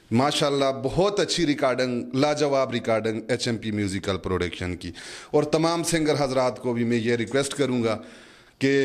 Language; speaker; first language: Urdu; non-native, local second language; Gujari